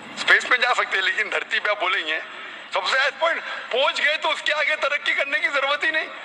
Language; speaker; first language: Hindi; non-native, local second language; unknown